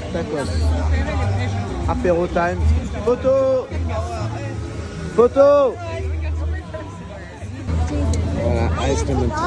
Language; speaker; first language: French; native; French